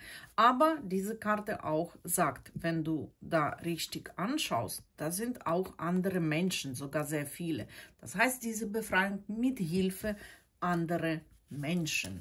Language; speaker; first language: German; non-native, fluent; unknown